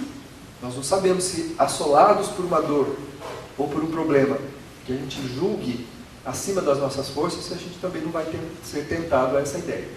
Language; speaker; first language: Portuguese; native; Portuguese